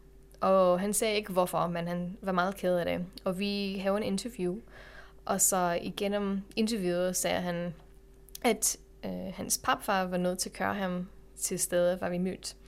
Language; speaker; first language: Danish; non-native, fluent; English